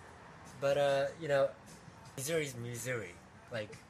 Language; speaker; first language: English; non-native, fluent; Japanese